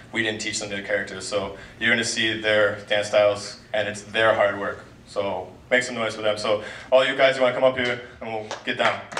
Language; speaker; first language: English; native; English